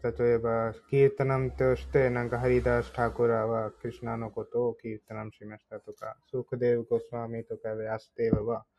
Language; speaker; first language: Japanese; non-native, fluent; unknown